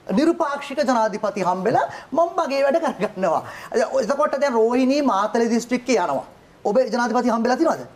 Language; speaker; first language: Sinhala; native; Sinhala